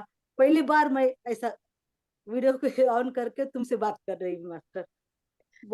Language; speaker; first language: Hindi; non-native, local second language; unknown